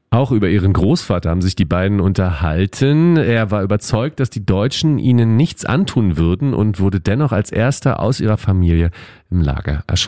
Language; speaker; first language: German; native; German